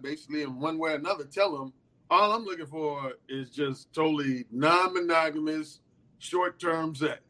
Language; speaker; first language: English; native; English